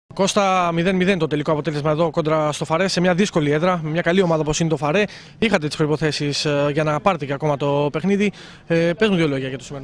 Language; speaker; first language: Greek; native; Greek